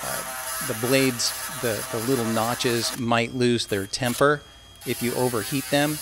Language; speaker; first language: English; native; English